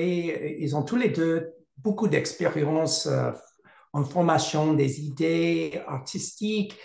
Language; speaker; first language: French; non-native, learner; English